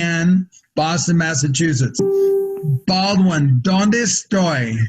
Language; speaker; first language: Spanish; non-native, fluent; English